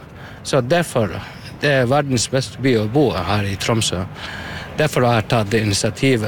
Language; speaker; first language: Norwegian; non-native, learner; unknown